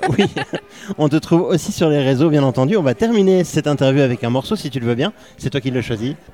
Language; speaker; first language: French; native; French